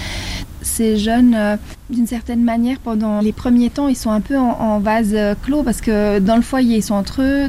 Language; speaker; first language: French; native; French